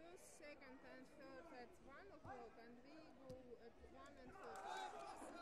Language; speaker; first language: English; non-native, learner; Russian